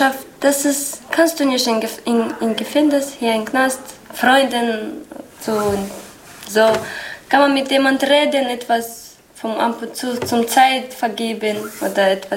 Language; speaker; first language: German; non-native, learner; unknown